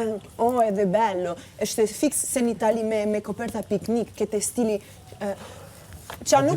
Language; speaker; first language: Albanian; early bilingual, heritage; Albanian